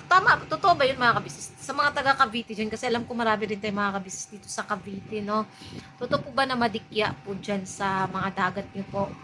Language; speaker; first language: Filipino; native; Filipino